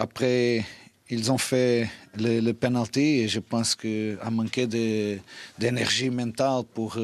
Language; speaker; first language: French; non-native, learner; Portuguese